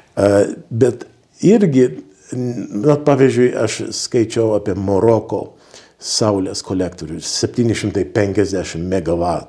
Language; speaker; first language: Lithuanian; early bilingual, heritage; Lithuanian